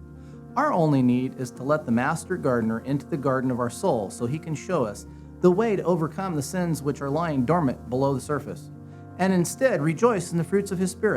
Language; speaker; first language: English; native; English